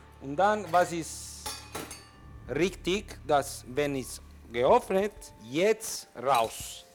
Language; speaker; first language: German; non-native, learner; Italian